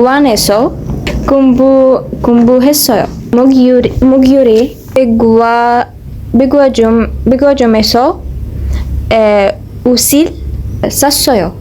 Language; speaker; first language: Korean; non-native, learner; Arabic